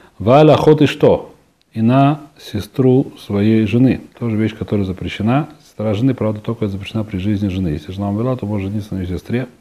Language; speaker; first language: Russian; early bilingual, heritage; Russian